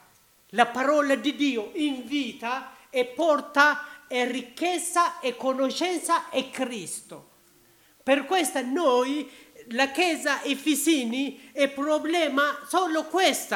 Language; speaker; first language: Italian; non-native, learner; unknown